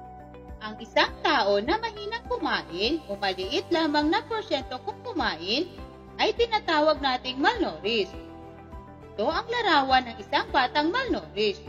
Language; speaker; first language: Filipino; native; Filipino